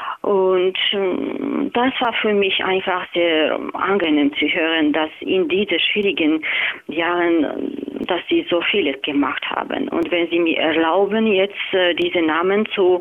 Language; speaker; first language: German; non-native, fluent; Georgian